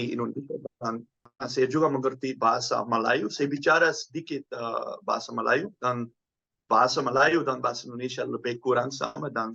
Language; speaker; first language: Indonesian; non-native, learner; Dutch